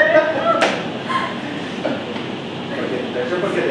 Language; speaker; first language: Spanish; native; Spanish